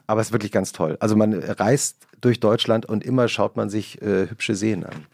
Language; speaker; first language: German; native; German